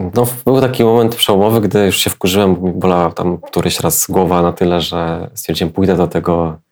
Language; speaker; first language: Polish; native; Polish